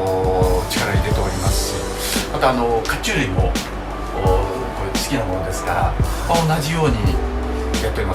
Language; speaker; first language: Japanese; native; Japanese